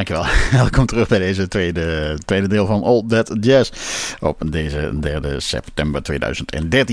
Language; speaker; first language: Dutch; native; Dutch